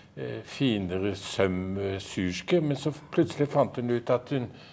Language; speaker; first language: Norwegian; early bilingual, heritage; Norwegian